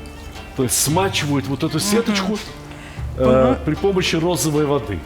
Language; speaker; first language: Russian; native; Russian